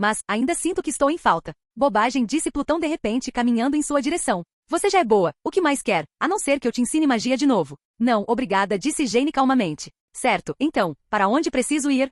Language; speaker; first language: Portuguese; native; Portuguese